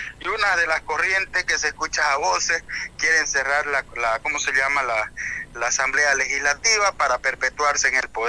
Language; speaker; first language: Spanish; native; Spanish